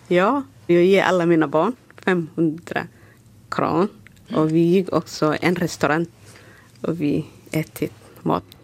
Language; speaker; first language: Swedish; non-native, learner; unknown